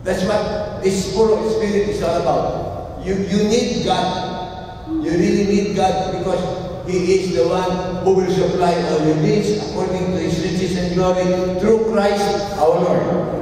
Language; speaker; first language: English; non-native, local second language; Filipino